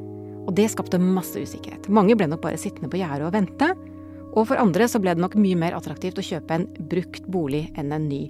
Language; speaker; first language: Norwegian; native; Norwegian